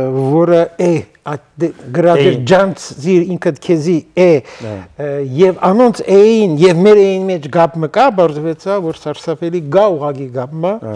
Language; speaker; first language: Armenian; early bilingual, heritage; Armenian